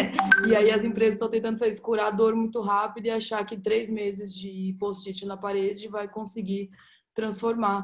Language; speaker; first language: Portuguese; native; Portuguese